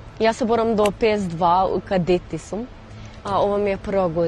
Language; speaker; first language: Macedonian; non-native, local second language; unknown